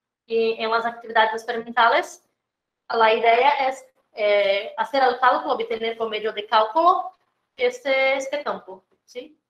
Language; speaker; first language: Spanish; non-native, fluent; Portuguese